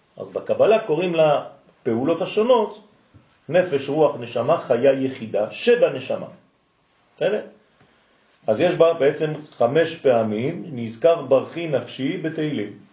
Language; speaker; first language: Hebrew; non-native, fluent; French